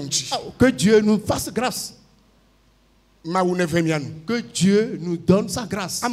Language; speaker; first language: French; non-native, local second language; Ewe